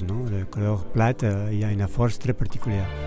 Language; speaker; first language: French; non-native, fluent; Spanish